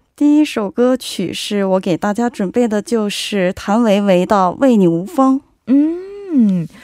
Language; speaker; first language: Chinese; non-native, fluent; Korean